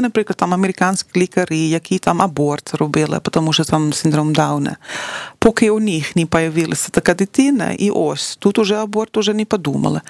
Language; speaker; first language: Ukrainian; non-native, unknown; Dutch